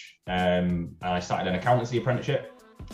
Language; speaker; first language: English; native; English